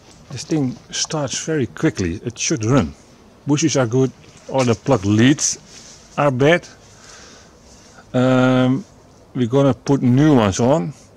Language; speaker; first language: English; non-native, learner; Dutch